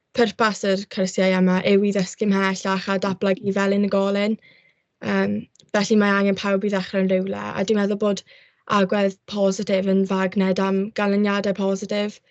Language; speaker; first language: Welsh; non-native, local second language; English